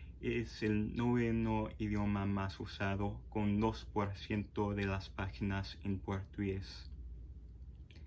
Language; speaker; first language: Spanish; non-native, fluent; English